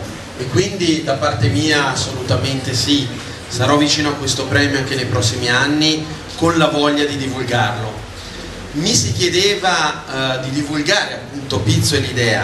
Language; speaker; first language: Italian; native; Italian